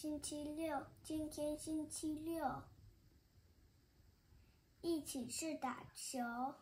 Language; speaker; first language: Chinese; early bilingual, heritage; Chinese